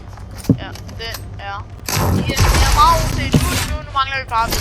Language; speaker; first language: Danish; native; Danish